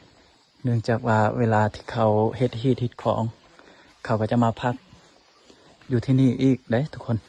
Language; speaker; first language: Thai; non-native, local second language; Lao